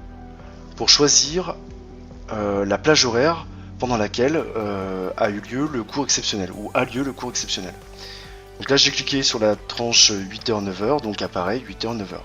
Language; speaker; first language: French; native; French